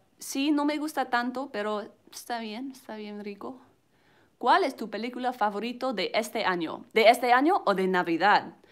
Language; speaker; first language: Spanish; non-native, learner; English